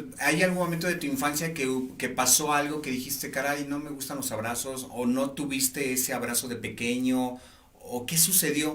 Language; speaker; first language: Spanish; native; Spanish